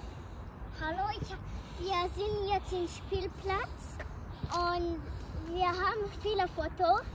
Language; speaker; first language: German; non-native, learner; Arabic